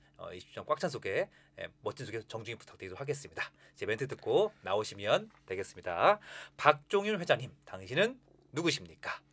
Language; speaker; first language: Korean; native; Korean